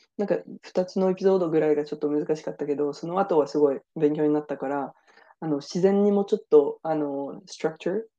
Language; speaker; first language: Japanese; non-native, fluent; French